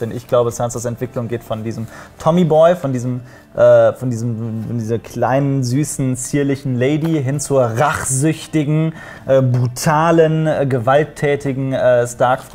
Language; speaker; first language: German; native; German